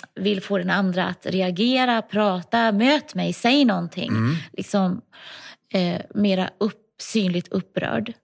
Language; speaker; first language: Swedish; native; Swedish